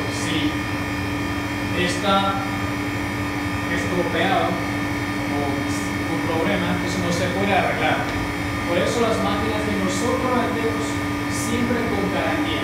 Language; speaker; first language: Spanish; non-native, learner; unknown